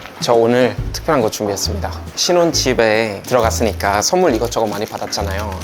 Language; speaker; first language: Korean; non-native, fluent; German